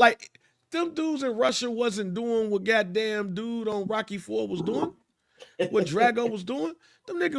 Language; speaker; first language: English; native; English